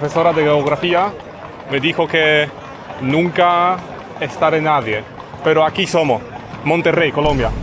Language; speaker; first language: Spanish; non-native, learner; Polish